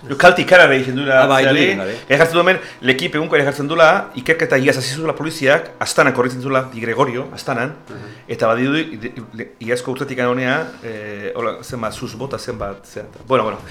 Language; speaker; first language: Basque; native; Basque